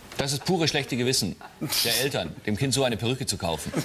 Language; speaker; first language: German; native; German